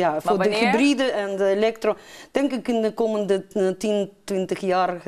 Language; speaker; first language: Dutch; non-native, fluent; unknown